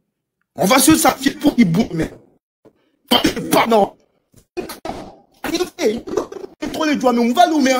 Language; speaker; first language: French; non-native, local second language; Ewe